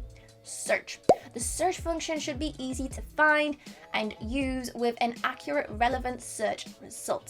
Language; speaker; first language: English; non-native, fluent; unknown